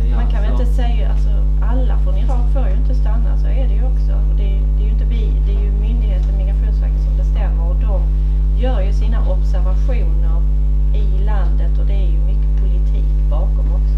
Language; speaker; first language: Swedish; native; Swedish